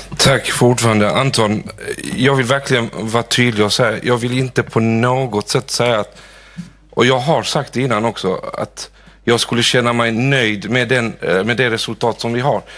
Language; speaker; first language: Swedish; early bilingual, other home language; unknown